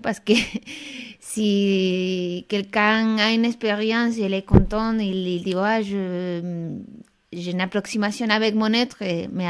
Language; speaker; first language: French; non-native, fluent; Spanish